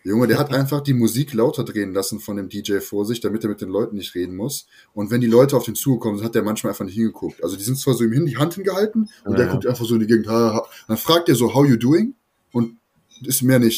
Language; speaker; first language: German; native; German